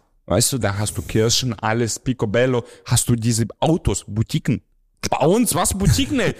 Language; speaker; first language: German; non-native, fluent; Romanian